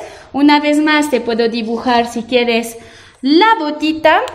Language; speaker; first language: Spanish; non-native, fluent; French